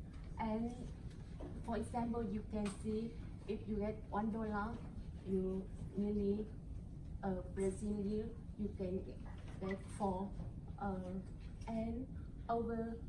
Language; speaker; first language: English; non-native, learner; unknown